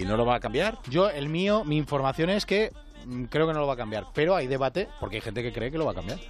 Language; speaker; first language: Spanish; native; Spanish